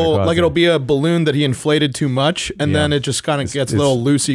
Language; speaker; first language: English; native; English